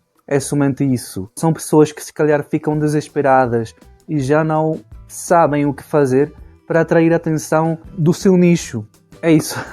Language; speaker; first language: Portuguese; non-native, fluent; Spanish